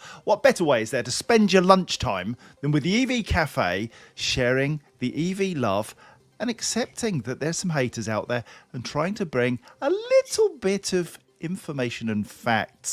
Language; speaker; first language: English; native; English